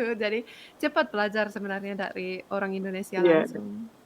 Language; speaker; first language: Indonesian; non-native, fluent; Finnish